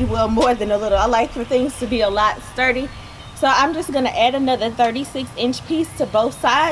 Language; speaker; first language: English; native; English